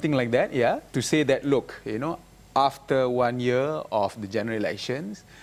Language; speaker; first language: English; non-native, local second language; Malay